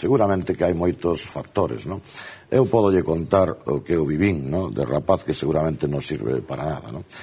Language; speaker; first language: Galician; non-native, local second language; Spanish